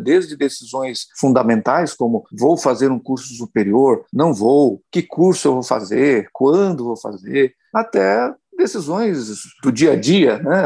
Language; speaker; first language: Portuguese; native; Portuguese